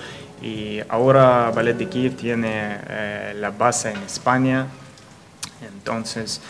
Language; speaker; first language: Spanish; non-native, fluent; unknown